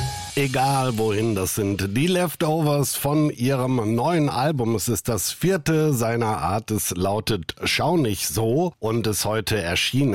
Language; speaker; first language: German; native; German